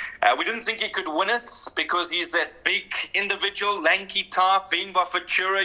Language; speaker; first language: English; native; English